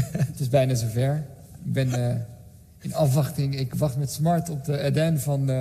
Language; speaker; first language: Dutch; early bilingual, other home language; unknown